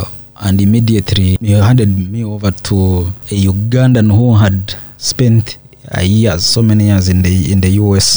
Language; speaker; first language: English; non-native, local second language; Nyankole